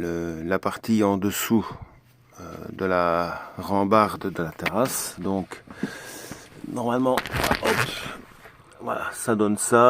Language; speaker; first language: French; native; French